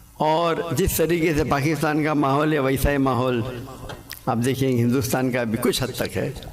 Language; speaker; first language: Urdu; non-native, local second language; English